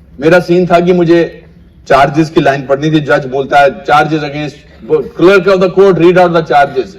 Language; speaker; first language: Hindi; native; Hindi